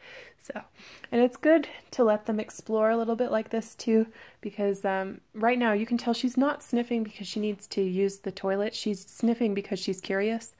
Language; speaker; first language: English; native; English